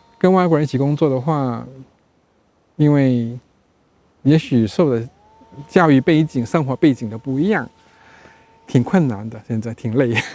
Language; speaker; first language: Chinese; native; Chinese